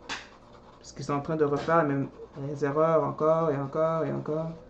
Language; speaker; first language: French; native; French